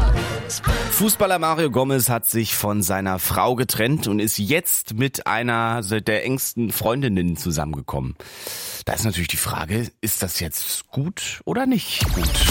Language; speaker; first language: German; native; German